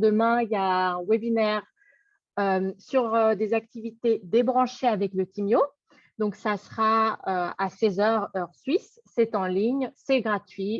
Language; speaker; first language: French; native; French